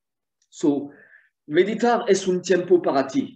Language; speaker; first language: Spanish; non-native, fluent; French